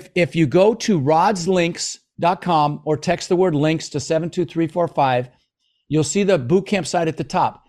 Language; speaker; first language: English; early bilingual, other home language; Dutch